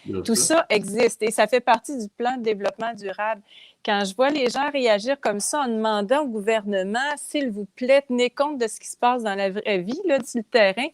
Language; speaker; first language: French; native; French